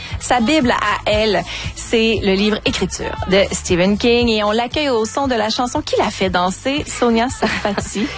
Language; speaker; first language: French; native; French